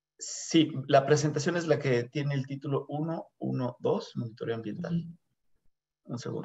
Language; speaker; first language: Spanish; native; Spanish